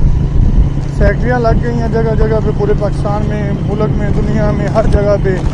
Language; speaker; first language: Hindi; non-native, local second language; Punjabi